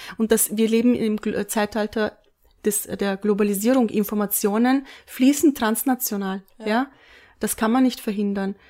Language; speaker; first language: German; early bilingual, other home language; Turkish